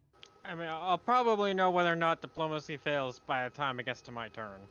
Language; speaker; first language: English; native; English